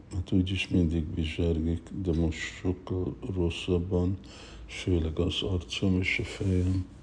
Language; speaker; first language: Hungarian; early bilingual, heritage; Hungarian